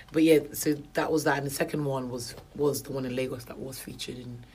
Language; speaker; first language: English; non-native, local second language; Yoruba